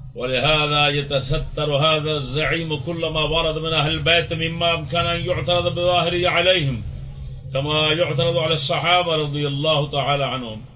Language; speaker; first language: Arabic; non-native, fluent; Urdu